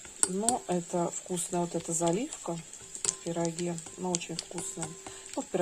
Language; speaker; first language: Russian; native; Russian